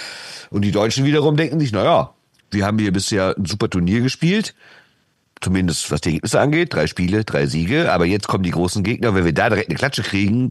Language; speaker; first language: German; native; German